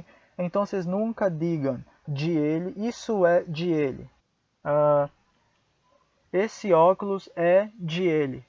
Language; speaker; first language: Portuguese; non-native, fluent; Spanish